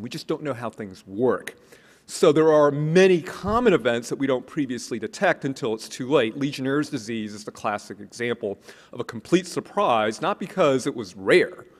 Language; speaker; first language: English; native; English